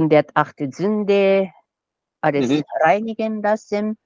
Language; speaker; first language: German; non-native, fluent; Japanese